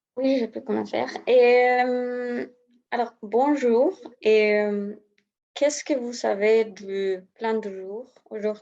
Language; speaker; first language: French; non-native, learner; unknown